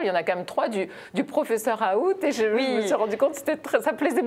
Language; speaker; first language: French; native; French